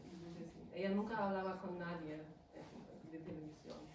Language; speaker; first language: Spanish; non-native, fluent; German